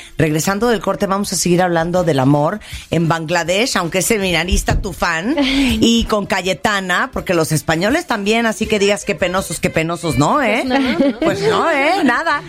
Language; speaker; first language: Spanish; native; Spanish